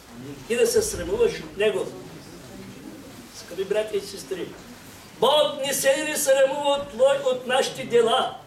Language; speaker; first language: Bulgarian; non-native, local second language; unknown